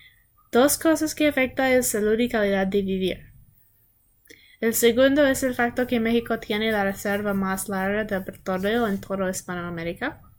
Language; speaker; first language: Spanish; non-native, learner; English